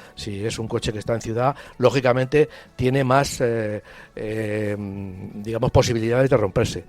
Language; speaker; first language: Spanish; native; Spanish